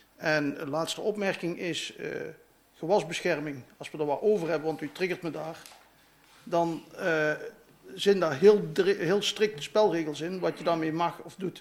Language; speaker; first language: Dutch; native; Dutch